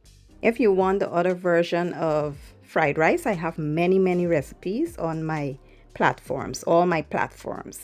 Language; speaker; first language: English; native; English